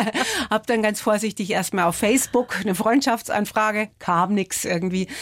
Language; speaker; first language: German; native; German